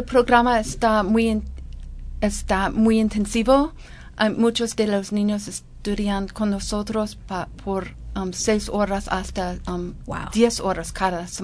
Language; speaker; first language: Spanish; non-native, learner; English